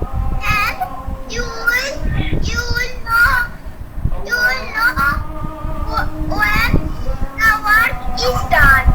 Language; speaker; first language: English; non-native, learner; Bangla